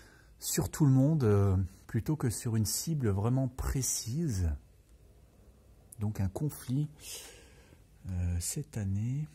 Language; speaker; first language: French; native; French